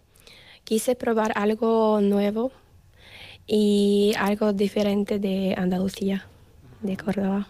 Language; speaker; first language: Spanish; non-native, learner; Slovak